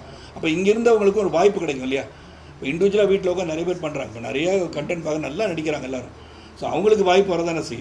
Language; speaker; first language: Tamil; native; Tamil